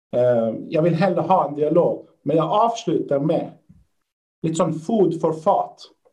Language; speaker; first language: Swedish; early bilingual, other home language; Persian